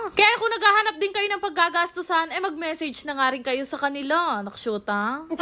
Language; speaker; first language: Filipino; native; Filipino